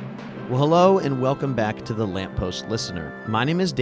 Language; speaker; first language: English; native; English